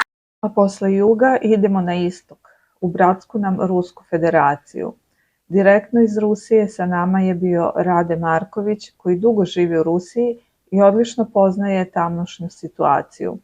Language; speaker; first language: Serbian; native; Serbian